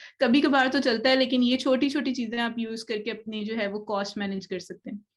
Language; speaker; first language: Urdu; native; Urdu